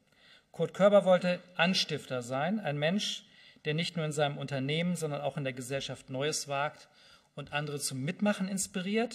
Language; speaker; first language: German; native; German